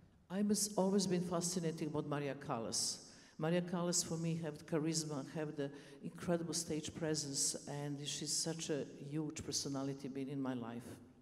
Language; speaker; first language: English; non-native, fluent; Serbian